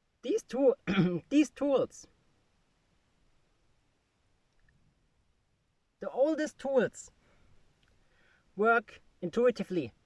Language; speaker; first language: English; non-native, fluent; German